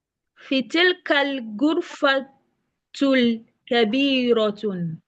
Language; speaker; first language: Arabic; non-native, learner; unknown